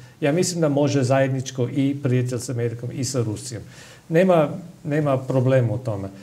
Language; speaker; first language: Serbian; non-native, fluent; English